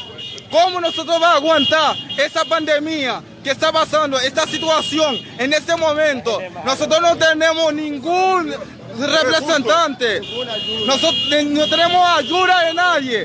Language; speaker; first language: Spanish; non-native, learner; Haitian Creole